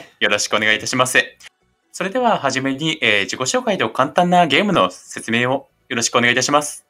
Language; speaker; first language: Japanese; native; Japanese